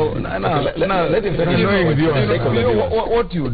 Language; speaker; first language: English; non-native, local second language; Kikuyu